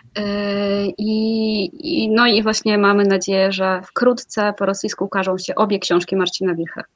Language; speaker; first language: Polish; non-native, fluent; Russian